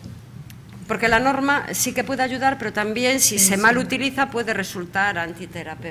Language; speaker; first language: Spanish; native; Spanish